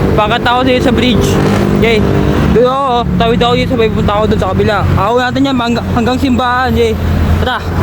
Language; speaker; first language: Filipino; native; Filipino